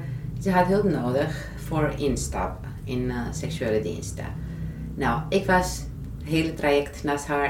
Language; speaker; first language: Dutch; non-native, fluent; Romanian